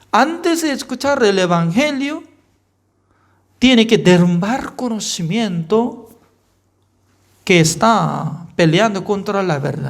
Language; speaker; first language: Spanish; non-native, learner; Korean